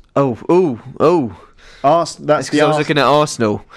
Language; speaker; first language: English; native; English